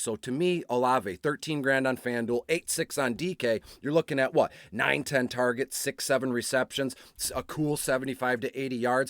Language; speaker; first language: English; native; English